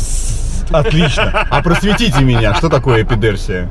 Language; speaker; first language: Russian; native; Russian